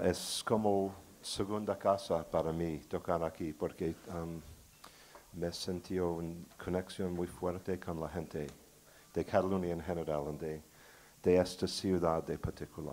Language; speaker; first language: Spanish; non-native, learner; English